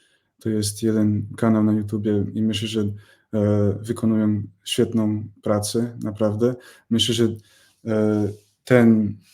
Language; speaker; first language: Polish; non-native, fluent; English